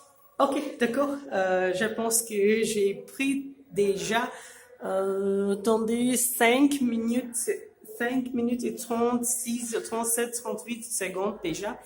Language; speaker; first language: French; non-native, fluent; Urdu